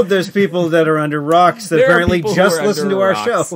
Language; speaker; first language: English; native; English